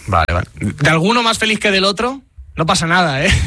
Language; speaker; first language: Spanish; native; Spanish